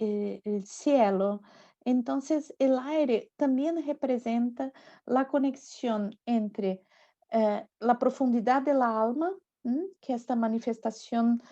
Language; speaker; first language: Spanish; non-native, learner; Portuguese